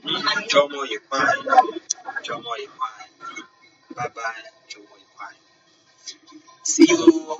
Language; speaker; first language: Chinese; non-native, fluent; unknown